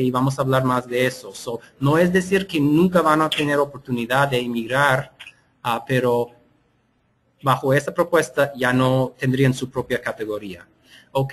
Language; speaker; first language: Spanish; non-native, fluent; English